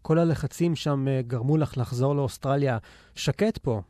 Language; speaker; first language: Hebrew; native; Hebrew